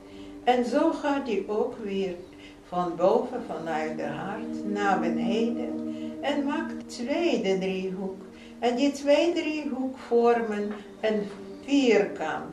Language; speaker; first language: Dutch; non-native, fluent; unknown